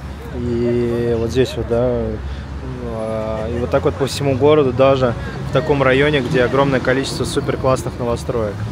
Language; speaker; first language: Russian; native; Russian